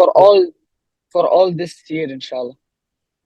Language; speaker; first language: English; non-native, learner; Arabic